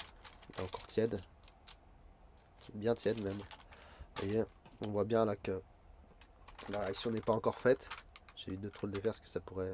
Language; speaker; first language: French; native; French